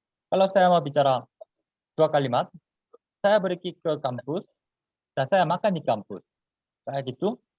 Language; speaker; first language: Indonesian; non-native, fluent; Korean